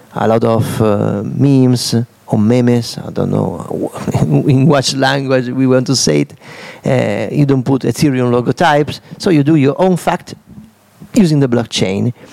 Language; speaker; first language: English; non-native, fluent; Italian